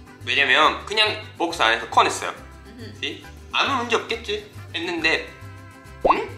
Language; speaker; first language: Korean; non-native, fluent; Japanese